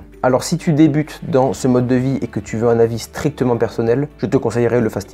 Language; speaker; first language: French; native; French